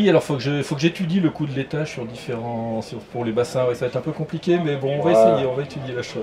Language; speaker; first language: French; native; French